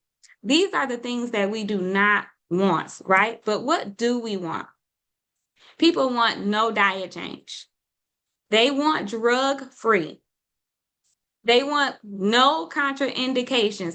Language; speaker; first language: English; native; English